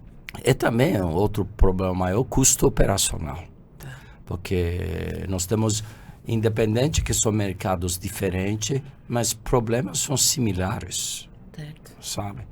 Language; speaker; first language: Portuguese; non-native, fluent; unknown